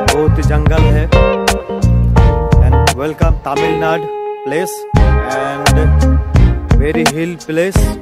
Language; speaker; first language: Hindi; non-native, local second language; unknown